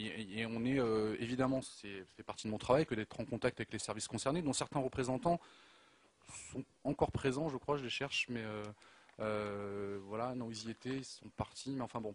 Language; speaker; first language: French; native; French